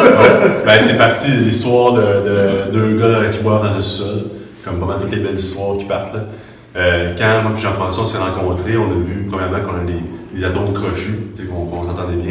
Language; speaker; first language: French; native; French